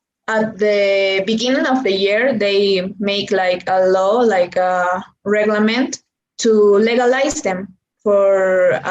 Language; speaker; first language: English; non-native, learner; Spanish